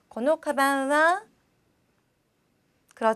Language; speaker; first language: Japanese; non-native, fluent; Korean